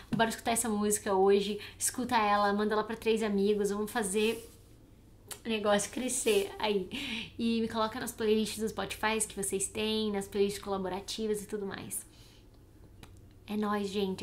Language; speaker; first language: Portuguese; native; Portuguese